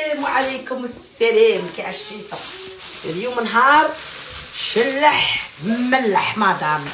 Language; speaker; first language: Arabic; native; Arabic